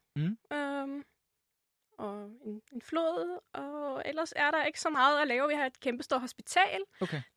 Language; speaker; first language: Danish; non-native, fluent; German